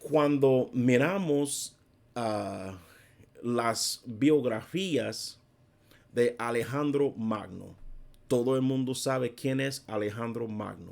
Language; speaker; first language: Spanish; non-native, fluent; English